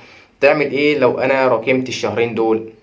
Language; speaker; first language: Arabic; native; Arabic